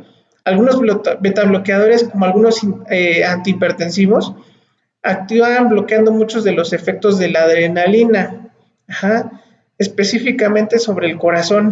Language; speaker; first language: Spanish; native; Spanish